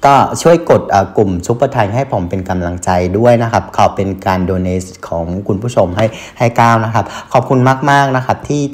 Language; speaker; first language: Thai; non-native, fluent; Vietnamese